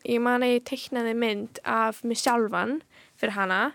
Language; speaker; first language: Icelandic; early bilingual, heritage; Icelandic